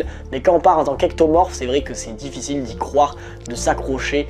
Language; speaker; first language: French; native; French